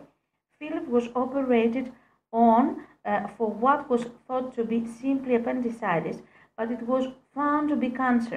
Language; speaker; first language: English; non-native, fluent; Greek